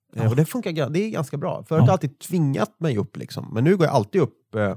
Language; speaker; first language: Swedish; native; Swedish